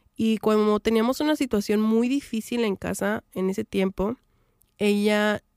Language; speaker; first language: Spanish; native; Spanish